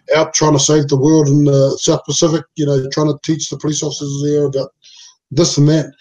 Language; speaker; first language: English; non-native, local second language; Samoan